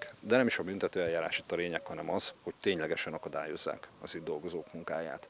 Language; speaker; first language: Hungarian; native; Hungarian